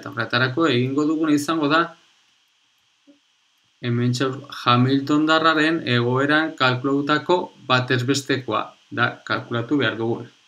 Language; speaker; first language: Basque; non-native, local second language; Spanish